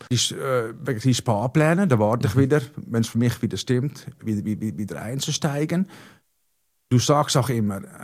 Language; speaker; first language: German; non-native, fluent; Dutch